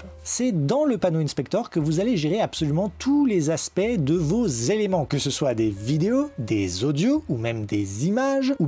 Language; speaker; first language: French; native; French